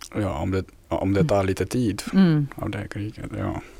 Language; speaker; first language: Swedish; non-native, fluent; Ukrainian